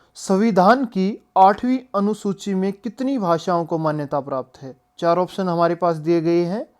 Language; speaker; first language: Hindi; native; Hindi